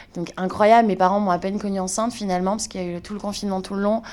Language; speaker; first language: French; native; French